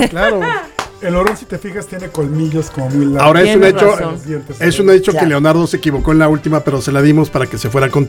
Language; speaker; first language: Spanish; native; Spanish